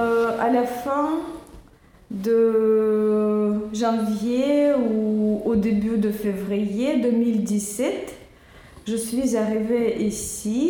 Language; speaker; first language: French; non-native, learner; Russian